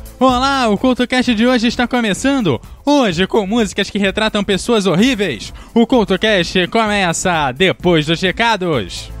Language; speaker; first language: Portuguese; native; Portuguese